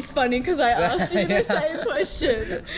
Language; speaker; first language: English; non-native, fluent; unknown